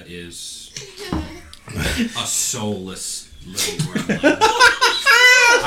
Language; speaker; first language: English; native; English